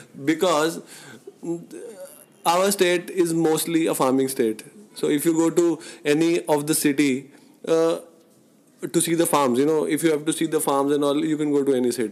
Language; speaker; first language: English; non-native, local second language; Punjabi